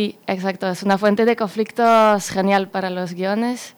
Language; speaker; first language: Spanish; non-native, fluent; French